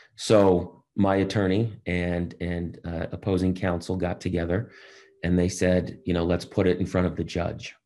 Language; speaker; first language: English; native; English